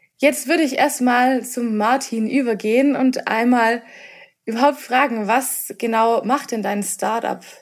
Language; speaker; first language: German; native; German